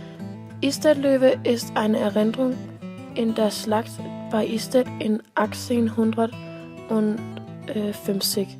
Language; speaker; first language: German; non-native, learner; Danish